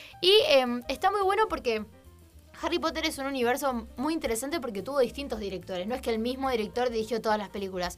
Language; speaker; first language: Spanish; native; Spanish